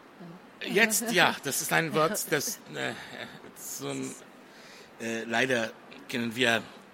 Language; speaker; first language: German; non-native, fluent; French